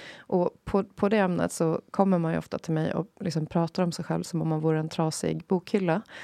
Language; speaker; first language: Swedish; non-native, fluent; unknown